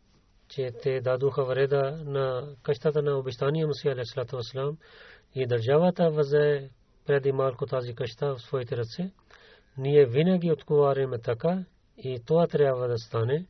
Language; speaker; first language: Bulgarian; non-native, learner; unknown